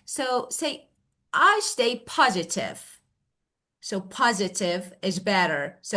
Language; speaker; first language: English; non-native, fluent; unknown